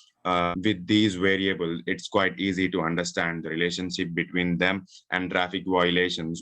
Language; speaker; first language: English; non-native, local second language; Urdu